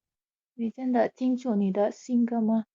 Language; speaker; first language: Chinese; non-native, learner; Indonesian